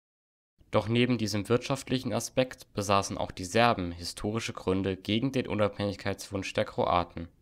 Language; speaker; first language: German; native; German